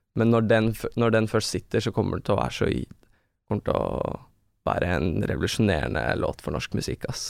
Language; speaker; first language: Norwegian; native; Norwegian